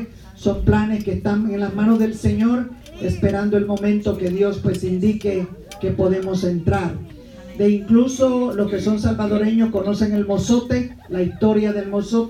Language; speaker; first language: Spanish; native; Spanish